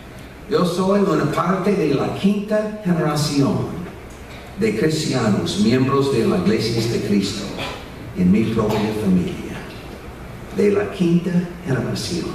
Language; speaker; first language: Spanish; non-native, fluent; English